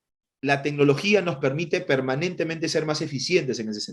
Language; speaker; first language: Spanish; native; Spanish